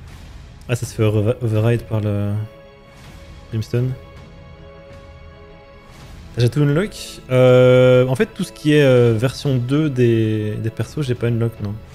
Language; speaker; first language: French; native; French